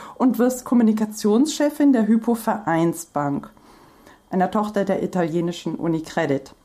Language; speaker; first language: German; native; German